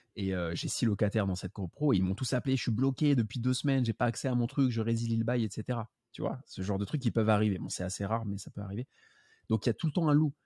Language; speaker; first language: French; native; French